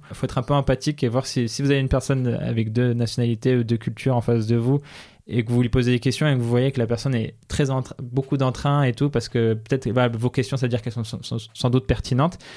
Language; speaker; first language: French; native; French